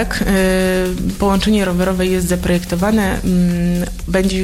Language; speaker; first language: Polish; native; Polish